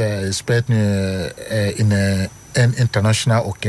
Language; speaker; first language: Dutch; non-native, fluent; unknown